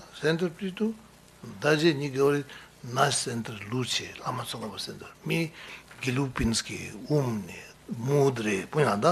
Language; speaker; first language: Russian; non-native, learner; Tibetan